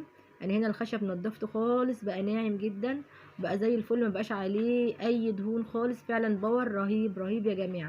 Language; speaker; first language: Arabic; native; Arabic